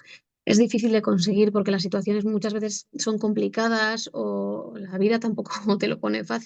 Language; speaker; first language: Spanish; native; Spanish